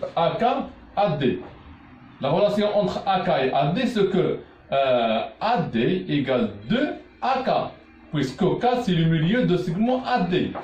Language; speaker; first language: French; non-native, local second language; Arabic